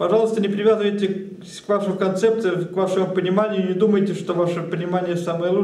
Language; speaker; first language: Russian; native; Russian